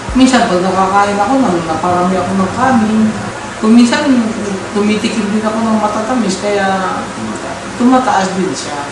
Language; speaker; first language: Filipino; non-native, local second language; Cebuano